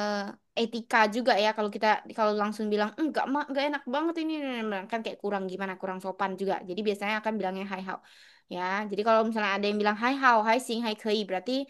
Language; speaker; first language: Indonesian; native; Indonesian